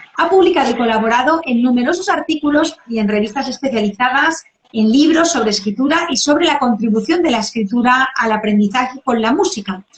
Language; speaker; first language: Spanish; native; Spanish